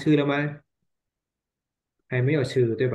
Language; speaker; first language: Chinese; non-native, fluent; Thai